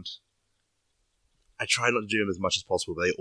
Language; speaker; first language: English; native; English